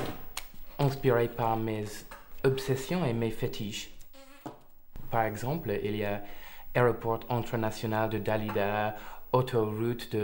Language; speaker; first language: French; non-native, fluent; English